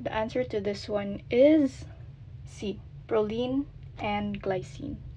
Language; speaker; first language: English; non-native, local second language; Filipino